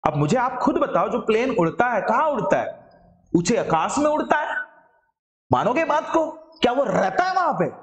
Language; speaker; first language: Hindi; non-native, local second language; Marathi